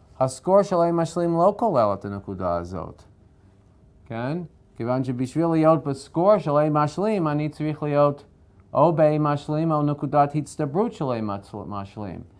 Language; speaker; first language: Hebrew; non-native, fluent; English